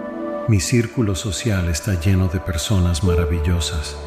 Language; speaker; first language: Spanish; native; Spanish